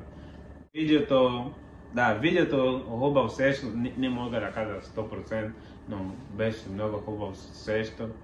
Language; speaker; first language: Bulgarian; non-native, learner; Portuguese